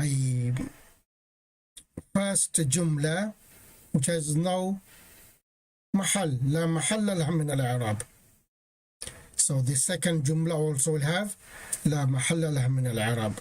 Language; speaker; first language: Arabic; non-native, fluent; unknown